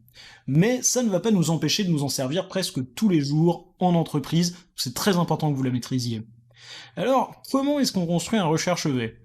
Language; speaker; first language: French; native; French